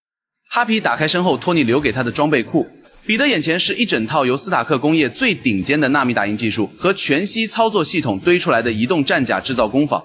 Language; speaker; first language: Chinese; native; Chinese